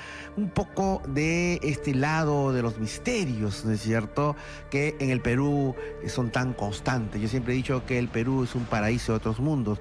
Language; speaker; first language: Spanish; native; Spanish